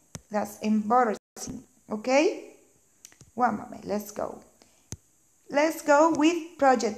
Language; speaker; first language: English; non-native, fluent; Spanish